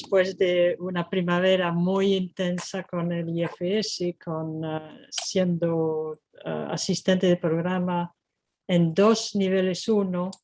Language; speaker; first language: Spanish; non-native, fluent; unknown